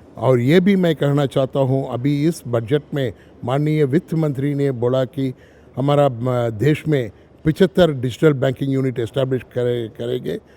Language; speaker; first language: Hindi; non-native, local second language; Tamil